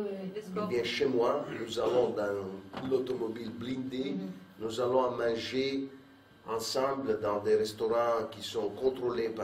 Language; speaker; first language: French; non-native, fluent; Italian